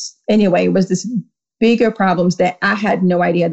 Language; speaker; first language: English; non-native, fluent; Portuguese